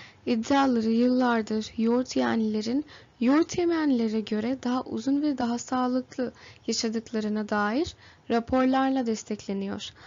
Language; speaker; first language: Turkish; non-native, learner; Bangla